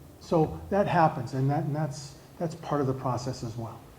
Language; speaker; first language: English; native; English